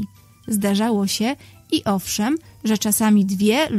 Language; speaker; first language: Polish; native; Polish